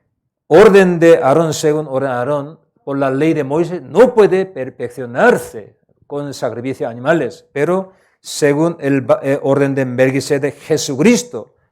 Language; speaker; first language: Spanish; non-native, learner; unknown